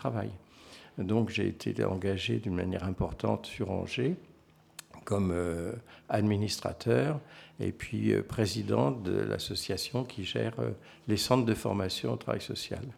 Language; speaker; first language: French; native; French